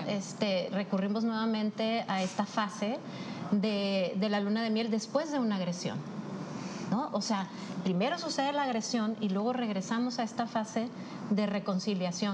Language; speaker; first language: Spanish; native; Spanish